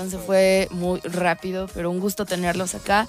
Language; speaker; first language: Spanish; native; Spanish